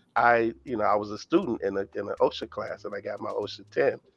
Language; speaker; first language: English; native; English